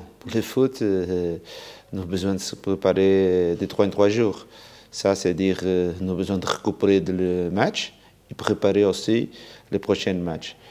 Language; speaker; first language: French; non-native, fluent; Portuguese